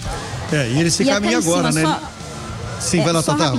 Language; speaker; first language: Portuguese; native; Portuguese